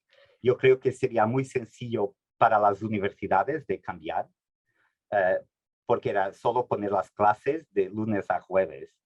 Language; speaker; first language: Spanish; non-native, fluent; Portuguese